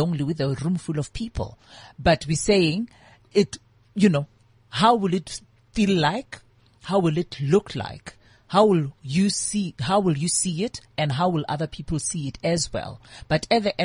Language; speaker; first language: English; non-native, local second language; Northern Sotho